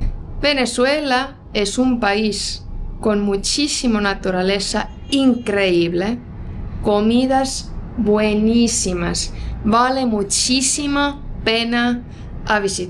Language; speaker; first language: Spanish; non-native, fluent; Estonian